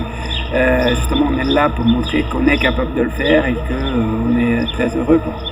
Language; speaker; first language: French; native; French